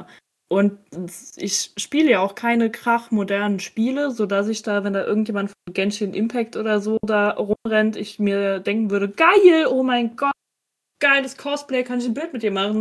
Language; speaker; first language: German; native; German